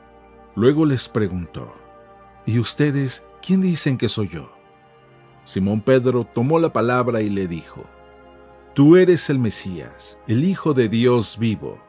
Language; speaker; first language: Spanish; native; Spanish